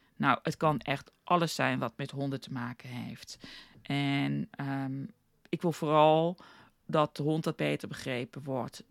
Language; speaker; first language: Dutch; early bilingual, heritage; Afrikaans